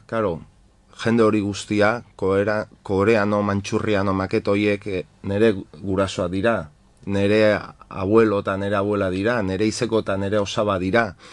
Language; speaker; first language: Basque; non-native, local second language; Spanish